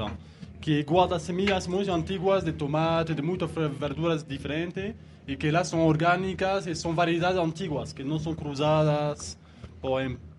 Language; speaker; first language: Spanish; non-native, learner; French